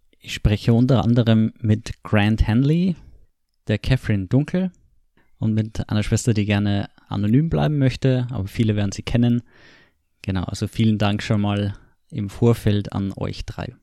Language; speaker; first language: German; native; German